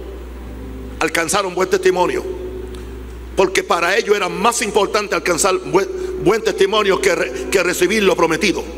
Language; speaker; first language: Spanish; native; Spanish